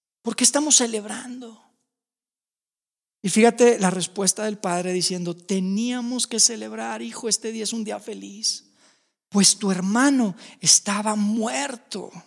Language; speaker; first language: Spanish; native; Spanish